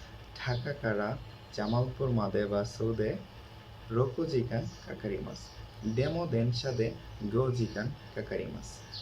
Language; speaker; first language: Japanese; non-native, learner; Bangla